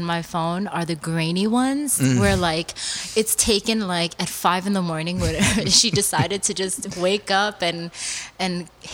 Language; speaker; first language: English; early bilingual, other home language; Korean